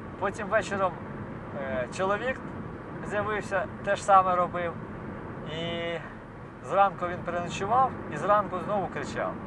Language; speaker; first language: Ukrainian; non-native, local second language; Russian